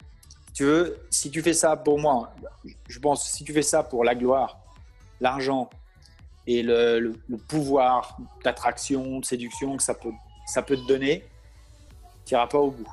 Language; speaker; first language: French; native; French